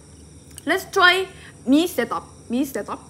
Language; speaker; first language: English; non-native, learner; Korean